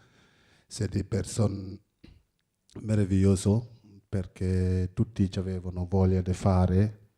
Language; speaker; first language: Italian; non-native, fluent; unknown